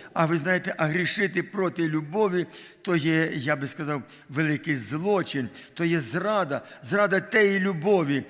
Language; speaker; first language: Ukrainian; non-native, local second language; Russian